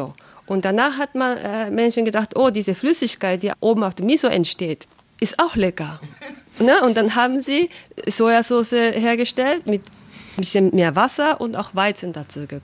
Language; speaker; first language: German; non-native, fluent; Japanese